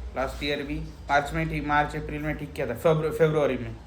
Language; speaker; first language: Hindi; non-native, local second language; Marathi